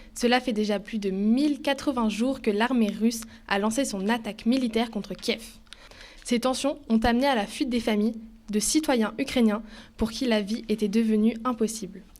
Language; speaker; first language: French; native; French